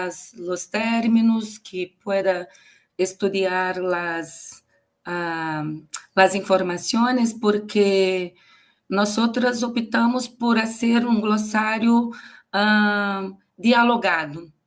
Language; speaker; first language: Spanish; non-native, learner; Portuguese